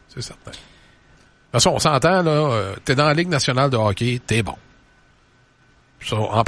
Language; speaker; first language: French; native; French